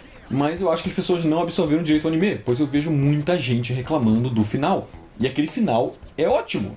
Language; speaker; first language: Portuguese; native; Portuguese